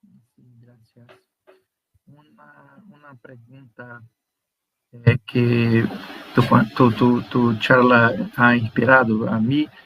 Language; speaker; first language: Spanish; non-native, fluent; Portuguese